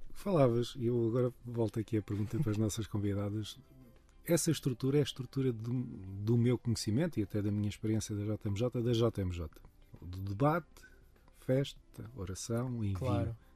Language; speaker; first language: Portuguese; native; Portuguese